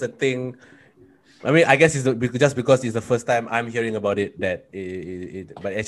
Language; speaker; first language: English; non-native, local second language; Malay